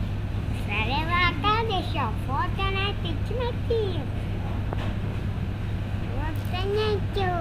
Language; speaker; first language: Japanese; early bilingual, heritage; Japanese